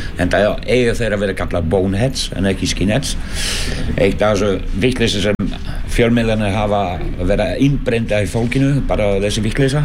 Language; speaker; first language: Icelandic; non-native, fluent; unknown